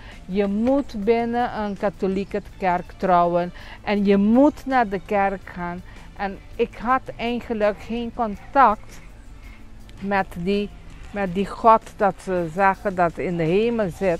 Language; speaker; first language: Dutch; non-native, local second language; Papiamento